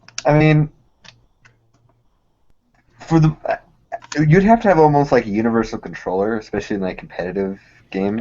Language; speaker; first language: English; native; English